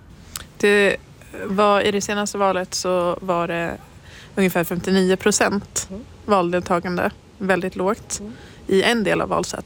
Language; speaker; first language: Swedish; native; Swedish